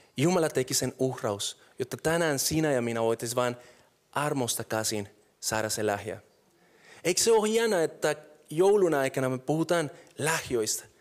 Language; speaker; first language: Finnish; non-native, fluent; Spanish